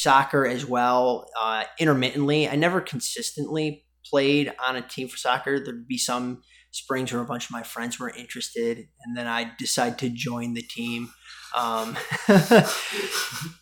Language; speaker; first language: English; native; English